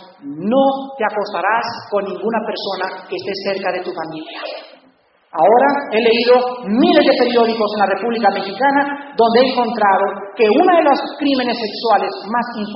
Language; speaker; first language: Spanish; native; Spanish